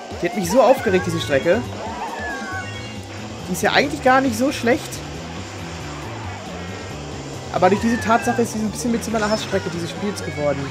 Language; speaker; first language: German; native; German